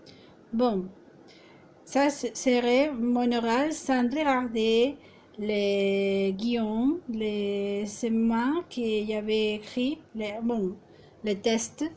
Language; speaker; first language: French; non-native, fluent; Spanish